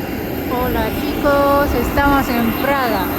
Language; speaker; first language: Spanish; non-native, fluent; Russian